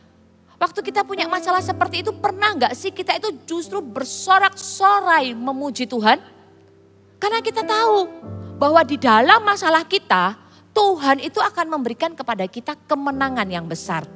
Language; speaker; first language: Indonesian; native; Indonesian